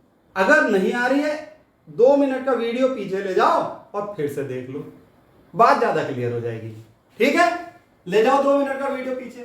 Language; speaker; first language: Hindi; native; Hindi